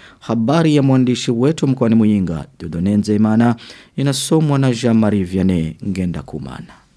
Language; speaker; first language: Swahili; non-native, local second language; Rundi